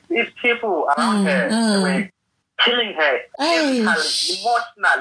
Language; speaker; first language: English; non-native, local second language; North Ndebele